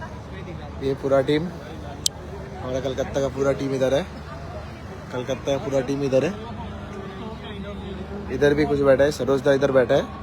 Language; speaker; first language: Hindi; non-native, local second language; Bangla